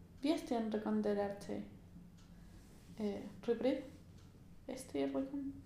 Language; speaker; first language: Welsh; non-native, learner; Spanish